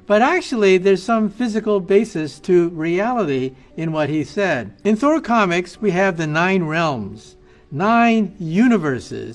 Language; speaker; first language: English; native; English